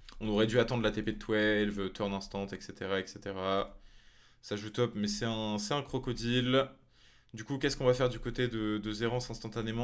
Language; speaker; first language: French; native; French